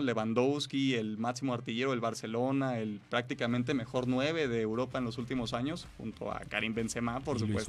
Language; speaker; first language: Spanish; native; Spanish